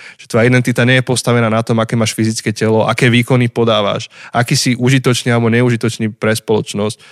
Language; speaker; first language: Slovak; native; Slovak